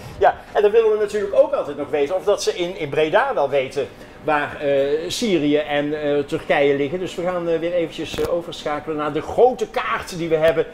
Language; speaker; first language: Dutch; native; Dutch